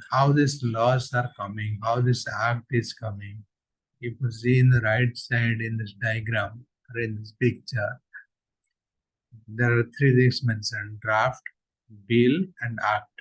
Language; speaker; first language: English; non-native, local second language; Odia